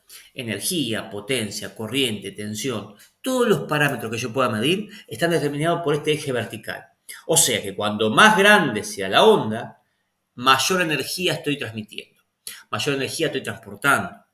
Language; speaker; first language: Spanish; native; Spanish